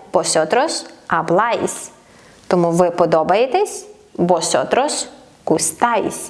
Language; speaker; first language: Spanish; non-native, fluent; Ukrainian